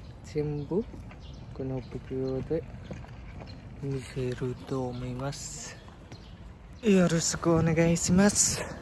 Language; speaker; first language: Japanese; non-native, learner; Nepali